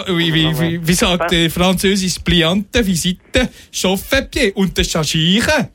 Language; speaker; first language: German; non-native, learner; French